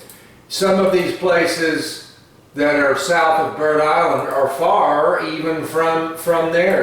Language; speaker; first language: English; native; English